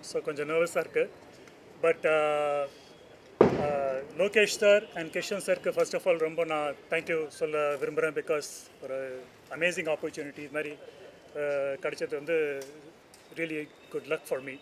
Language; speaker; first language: Tamil; early bilingual, heritage; Tamil